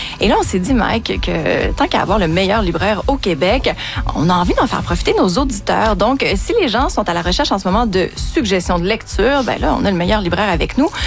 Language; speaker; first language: French; native; French